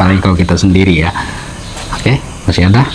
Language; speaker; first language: Malay; native; Malay